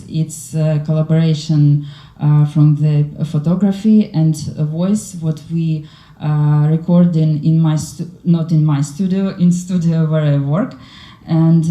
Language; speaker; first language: English; non-native, learner; Ukrainian